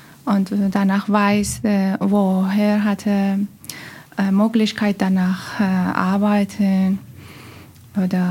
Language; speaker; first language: German; non-native, learner; Persian